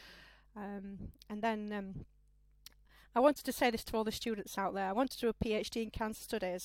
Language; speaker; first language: English; native; English